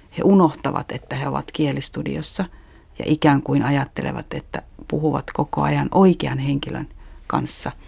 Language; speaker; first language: Finnish; native; Finnish